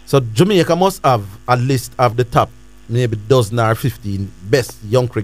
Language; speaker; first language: English; native; English